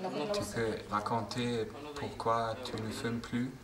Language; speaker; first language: French; non-native, learner; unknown